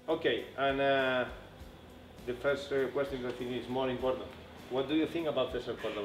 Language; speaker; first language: English; non-native, learner; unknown